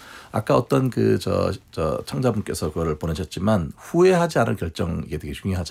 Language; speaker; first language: Korean; native; Korean